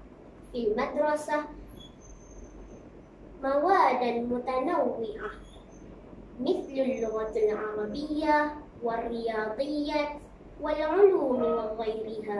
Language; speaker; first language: Arabic; non-native, learner; Malay